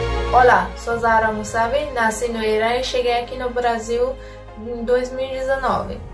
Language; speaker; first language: Portuguese; non-native, fluent; Persian